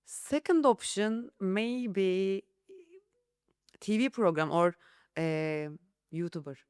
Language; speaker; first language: English; non-native, learner; Turkish